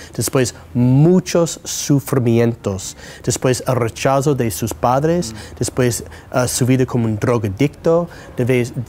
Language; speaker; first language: Spanish; non-native, fluent; English